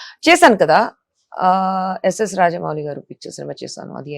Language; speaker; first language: Telugu; non-native, fluent; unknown